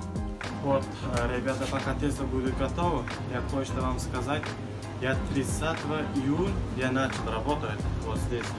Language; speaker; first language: Russian; non-native, learner; Turkmen